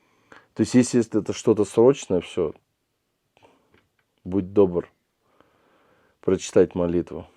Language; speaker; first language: Russian; native; Russian